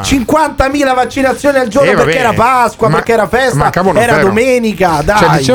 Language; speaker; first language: Italian; native; Italian